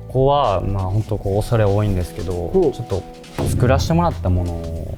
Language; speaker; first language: Japanese; native; Japanese